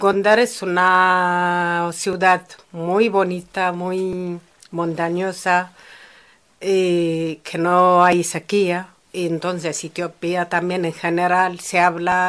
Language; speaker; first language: Spanish; non-native, fluent; Amharic